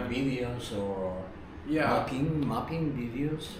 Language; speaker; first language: English; non-native, learner; Spanish